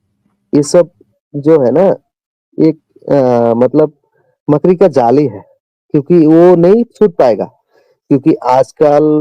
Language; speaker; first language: Hindi; non-native, local second language; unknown